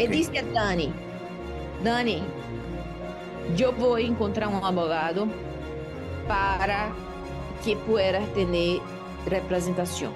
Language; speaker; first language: Spanish; non-native, learner; Portuguese